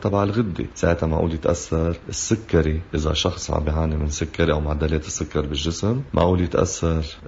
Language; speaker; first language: Arabic; native; Arabic